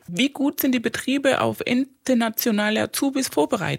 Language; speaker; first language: German; non-native, fluent; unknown